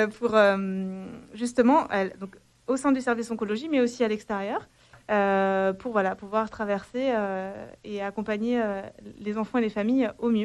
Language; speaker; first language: French; native; French